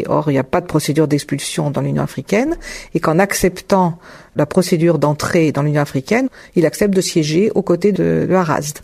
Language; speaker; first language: French; native; French